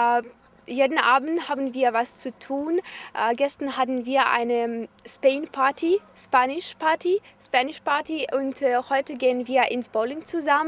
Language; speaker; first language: German; non-native, learner; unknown